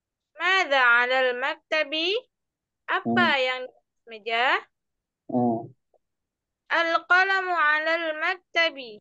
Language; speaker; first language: Arabic; non-native, learner; Malay